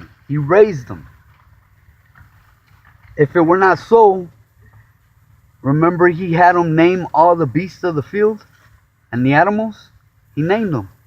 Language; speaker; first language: English; native; English